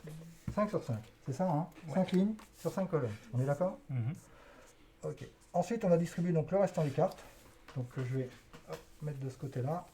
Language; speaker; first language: French; native; French